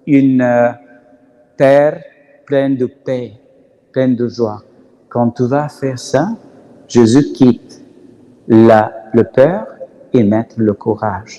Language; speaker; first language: French; non-native, learner; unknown